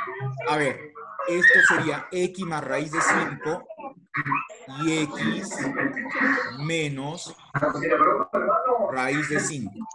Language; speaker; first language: Spanish; native; Spanish